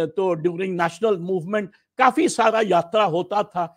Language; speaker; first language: Hindi; native; Hindi